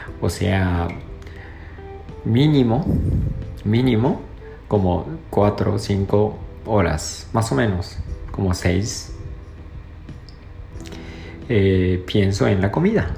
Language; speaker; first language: Spanish; non-native, learner; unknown